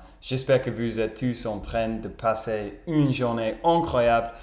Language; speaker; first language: French; non-native, learner; English